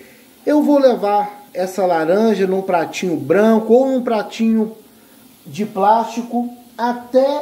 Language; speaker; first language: Portuguese; native; Portuguese